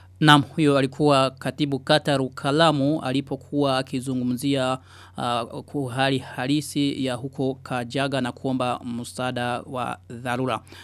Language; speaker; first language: Swahili; non-native, local second language; Rundi